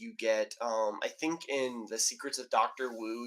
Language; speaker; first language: English; native; English